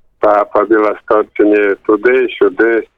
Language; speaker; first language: Polish; non-native, local second language; Belarusian